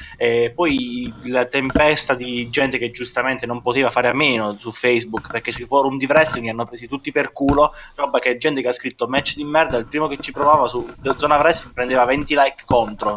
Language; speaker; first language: Italian; native; Italian